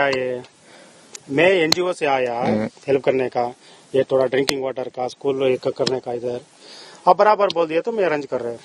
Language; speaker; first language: Hindi; non-native, local second language; Kannada